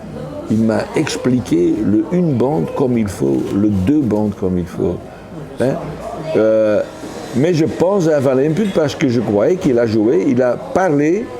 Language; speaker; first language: French; non-native, local second language; Dutch